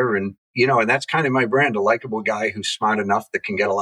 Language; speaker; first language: English; native; English